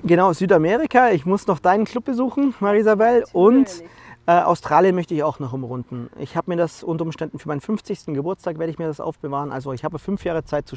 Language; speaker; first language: German; native; German